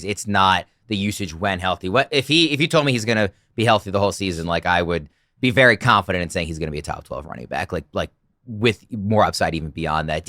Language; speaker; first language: English; native; English